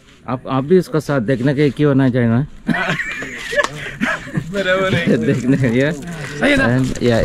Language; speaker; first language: Hindi; non-native, local second language; Malayalam